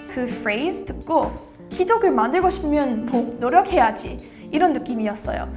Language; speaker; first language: Korean; non-native, learner; English